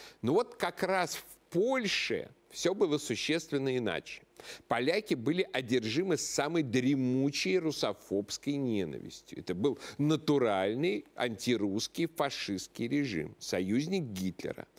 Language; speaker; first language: Russian; native; Russian